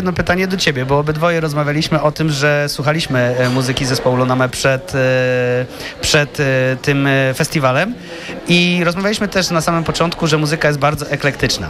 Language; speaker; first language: Polish; native; Polish